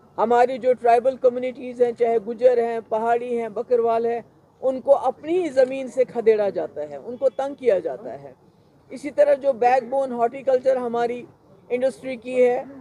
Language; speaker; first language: Urdu; non-native, local second language; Kashmiri